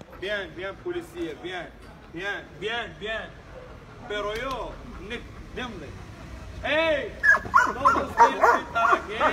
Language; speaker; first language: Spanish; non-native, learner; Arabic